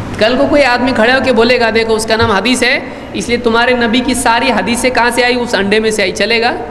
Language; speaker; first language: Urdu; native; Urdu